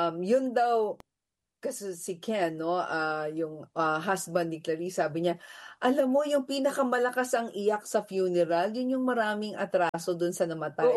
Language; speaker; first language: Filipino; native; Filipino